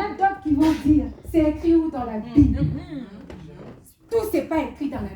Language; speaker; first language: French; non-native, local second language; Lingala